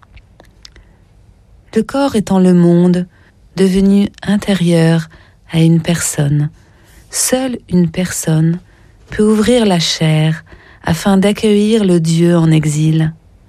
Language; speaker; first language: French; native; French